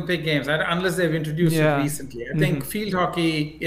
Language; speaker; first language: English; non-native, local second language; Tamil